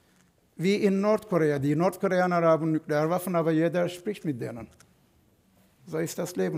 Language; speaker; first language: German; non-native, fluent; Turkish